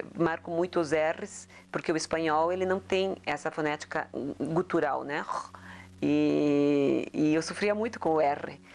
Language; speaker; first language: Portuguese; early bilingual, other home language; Spanish